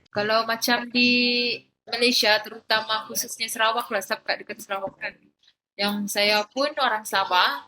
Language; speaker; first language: Malay; native; Malay